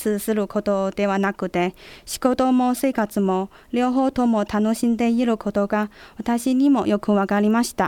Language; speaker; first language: Japanese; non-native, fluent; Chinese